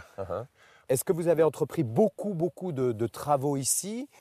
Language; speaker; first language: French; native; French